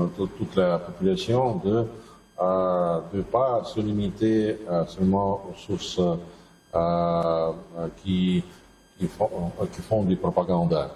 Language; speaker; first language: French; non-native, fluent; Russian